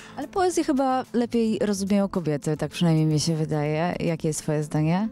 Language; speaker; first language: Polish; native; Polish